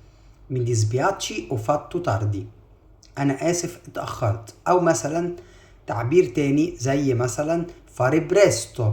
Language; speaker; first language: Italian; non-native, fluent; Arabic